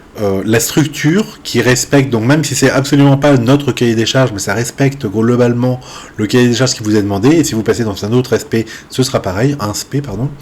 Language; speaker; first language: French; native; French